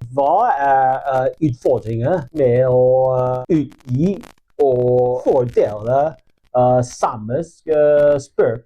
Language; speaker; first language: Norwegian; non-native, learner; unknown